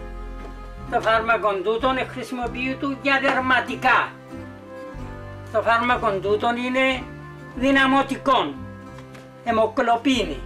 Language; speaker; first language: Greek; native; Greek